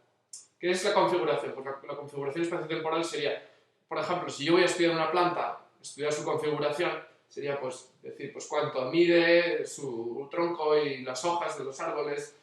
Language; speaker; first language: Spanish; native; Spanish